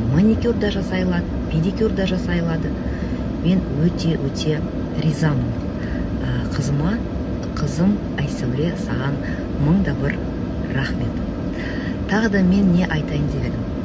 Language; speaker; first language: Kazakh; non-native, local second language; Russian